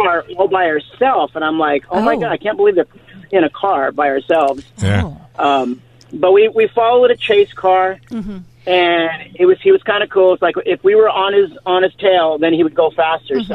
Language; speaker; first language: English; native; English